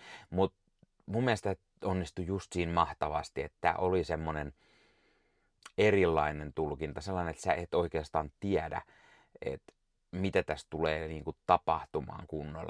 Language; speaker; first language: Finnish; native; Finnish